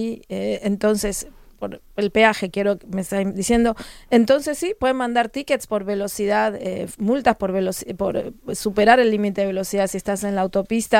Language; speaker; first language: Spanish; native; Spanish